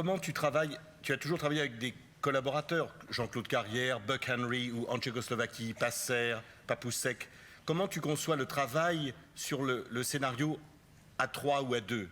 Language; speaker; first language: French; native; French